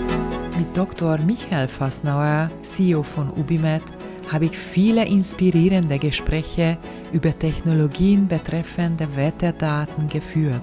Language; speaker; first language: German; non-native, fluent; Hungarian